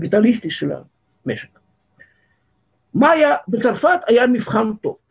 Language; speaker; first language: Hebrew; non-native, fluent; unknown